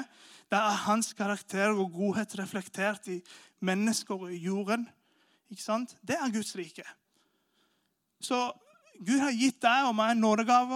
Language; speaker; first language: Norwegian; non-native, fluent; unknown